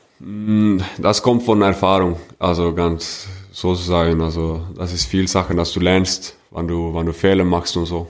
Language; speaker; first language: German; non-native, fluent; Norwegian